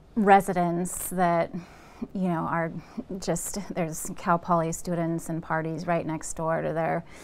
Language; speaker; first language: English; native; English